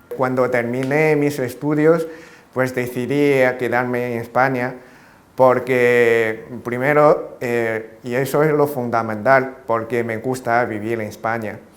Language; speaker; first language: Spanish; non-native, fluent; Chinese